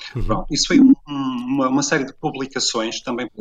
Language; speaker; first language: Portuguese; native; Portuguese